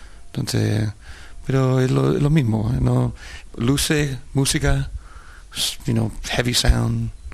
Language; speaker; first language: Spanish; early bilingual, heritage; Spanish